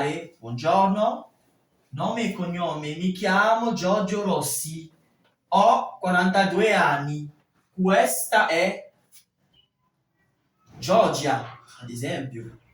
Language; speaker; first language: Italian; non-native, fluent; French